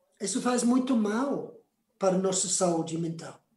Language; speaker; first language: Portuguese; non-native, fluent; Spanish